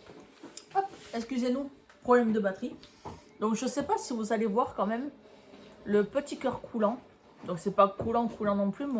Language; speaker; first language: French; native; French